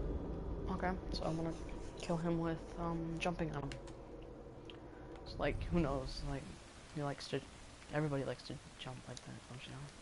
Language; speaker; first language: English; native; English